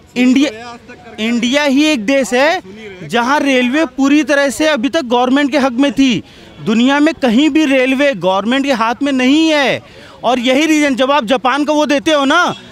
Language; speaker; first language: Hindi; native; Hindi